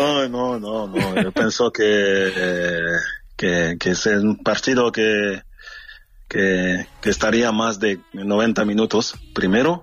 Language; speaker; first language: Spanish; non-native, fluent; French